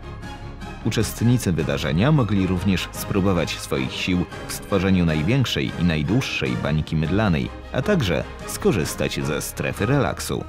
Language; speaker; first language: Polish; native; Polish